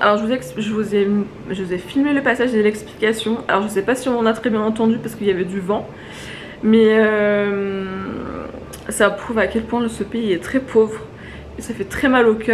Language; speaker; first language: French; native; French